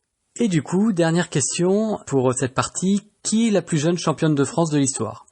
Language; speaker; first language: French; native; French